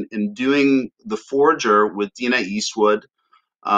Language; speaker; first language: English; native; English